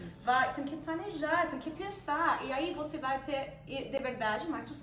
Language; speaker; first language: Portuguese; non-native, fluent; Spanish